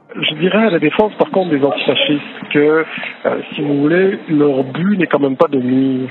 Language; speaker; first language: French; native; French